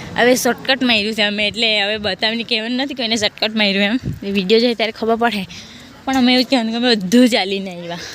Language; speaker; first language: Gujarati; non-native, local second language; Kukna